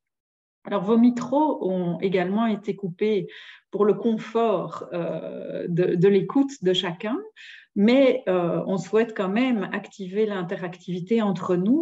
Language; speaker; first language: French; native; French